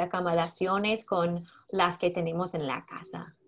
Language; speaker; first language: Spanish; non-native, learner; English